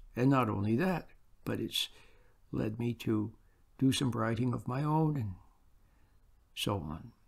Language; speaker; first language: English; native; English